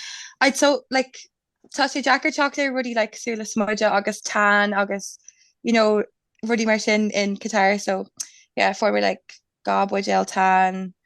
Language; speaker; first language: Irish; non-native, local second language; English